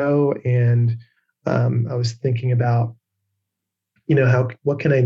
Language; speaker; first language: English; native; English